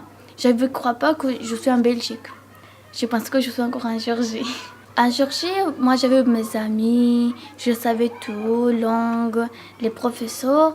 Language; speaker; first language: French; non-native, learner; Georgian